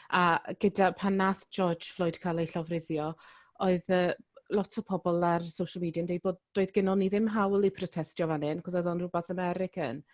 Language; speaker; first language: Welsh; non-native, local second language; English